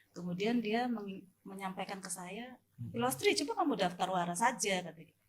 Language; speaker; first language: Indonesian; native; Indonesian